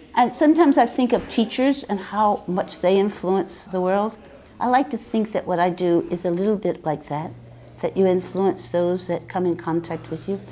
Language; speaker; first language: English; native; English